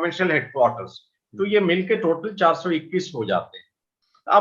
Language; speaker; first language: Urdu; native; Urdu